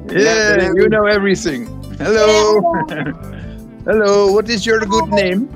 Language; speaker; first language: English; non-native, fluent; Dutch